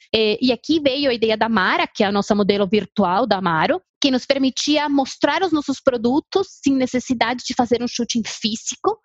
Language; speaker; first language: Portuguese; non-native, fluent; Spanish